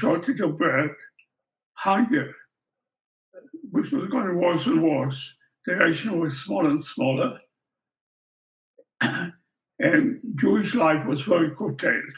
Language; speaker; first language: English; non-native, fluent; Polish